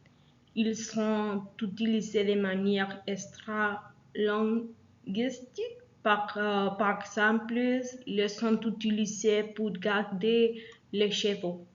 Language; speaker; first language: French; non-native, learner; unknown